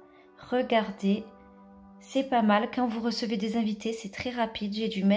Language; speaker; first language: French; native; French